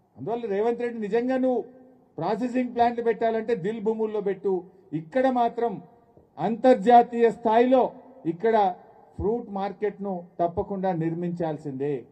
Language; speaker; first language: Telugu; native; Telugu